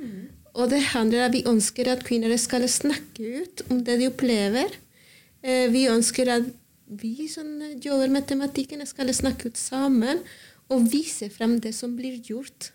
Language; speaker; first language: Norwegian; non-native, learner; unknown